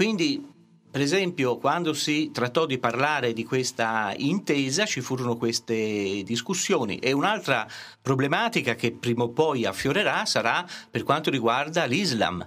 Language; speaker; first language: Italian; native; Italian